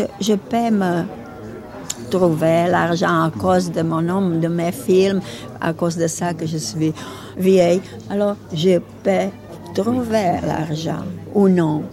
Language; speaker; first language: French; non-native, learner; Czech